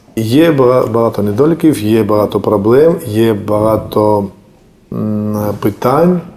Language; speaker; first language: Ukrainian; non-native, fluent; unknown